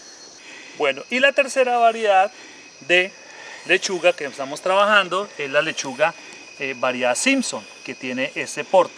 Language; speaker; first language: Spanish; native; Spanish